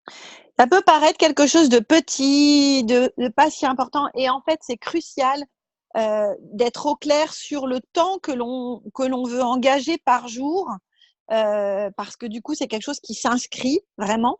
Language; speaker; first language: French; native; French